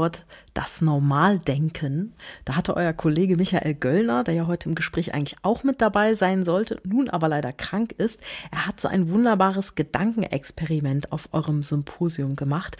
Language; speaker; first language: German; native; German